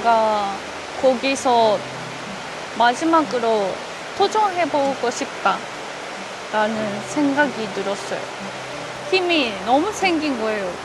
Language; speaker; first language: Korean; non-native, fluent; Japanese